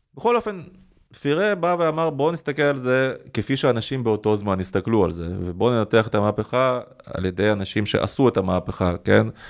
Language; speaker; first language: Hebrew; early bilingual, other home language; Russian